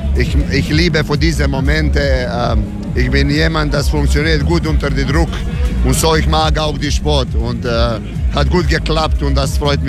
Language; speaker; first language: German; non-native, learner; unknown